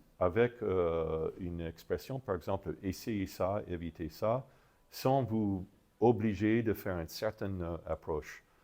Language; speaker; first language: French; non-native, fluent; English